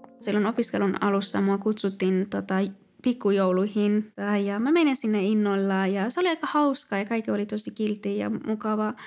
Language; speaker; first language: Finnish; non-native, fluent; Persian